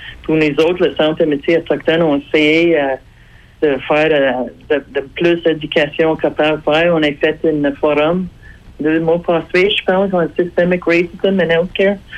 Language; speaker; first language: French; non-native, fluent; English